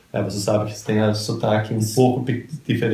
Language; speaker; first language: Portuguese; early bilingual, other home language; Danish